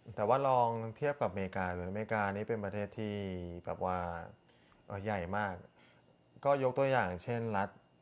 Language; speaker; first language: Thai; early bilingual, other home language; Korean